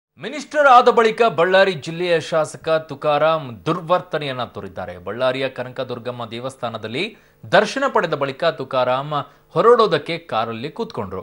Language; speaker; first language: Kannada; native; Kannada